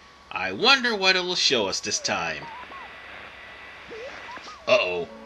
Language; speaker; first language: English; native; English